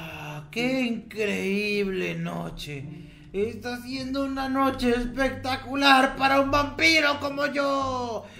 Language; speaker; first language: Spanish; native; Spanish